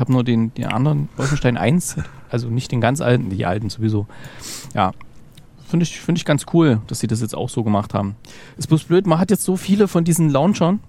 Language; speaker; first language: German; native; German